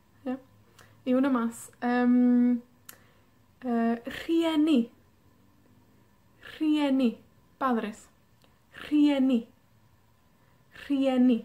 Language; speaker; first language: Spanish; non-native, fluent; Welsh